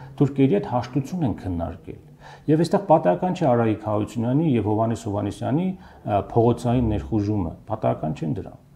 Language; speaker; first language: Armenian; native; Armenian